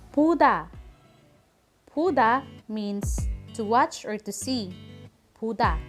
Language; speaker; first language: Korean; non-native, learner; Filipino